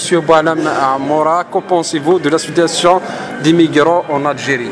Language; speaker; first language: French; non-native, local second language; Arabic